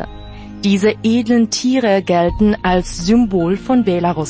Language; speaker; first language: German; non-native, fluent; Russian